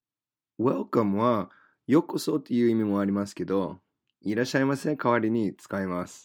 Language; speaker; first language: Japanese; non-native, fluent; English